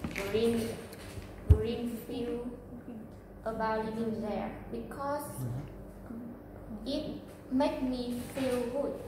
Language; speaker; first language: English; non-native, learner; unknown